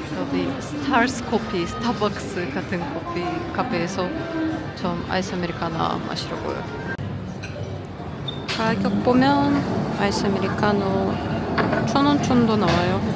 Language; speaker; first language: Korean; non-native, learner; Russian